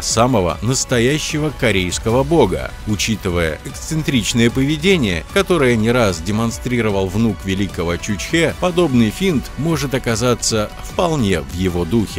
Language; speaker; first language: Russian; native; Russian